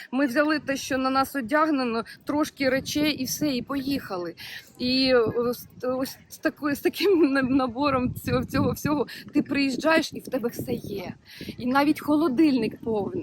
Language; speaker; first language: Ukrainian; native; Ukrainian